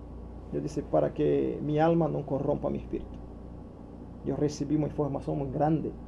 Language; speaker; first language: Spanish; non-native, learner; Portuguese